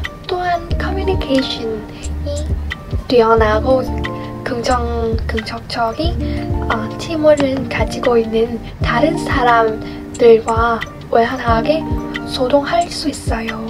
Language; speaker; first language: Korean; non-native, learner; Vietnamese